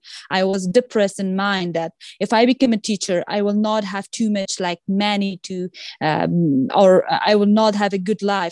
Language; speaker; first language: English; non-native, fluent; Persian